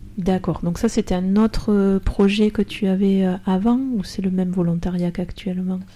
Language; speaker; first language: French; native; French